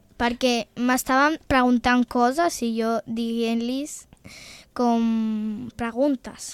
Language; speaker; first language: Catalan; early bilingual, other home language; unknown